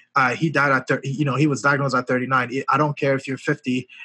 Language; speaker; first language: English; non-native, local second language; French